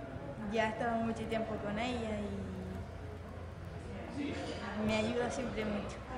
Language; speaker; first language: Spanish; non-native, learner; German